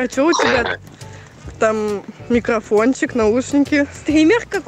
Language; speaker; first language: Russian; native; Russian